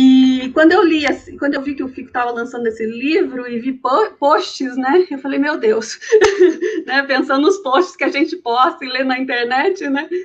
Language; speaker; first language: Portuguese; native; Portuguese